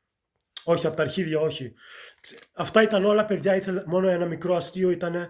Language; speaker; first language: Greek; early bilingual, heritage; Greek